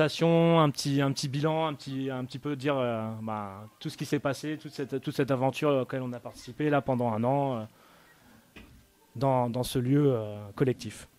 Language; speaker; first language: French; native; French